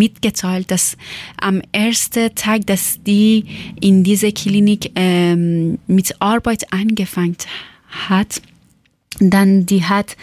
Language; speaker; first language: German; non-native, learner; Persian